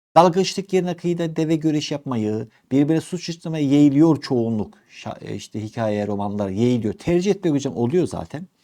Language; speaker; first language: Turkish; native; Turkish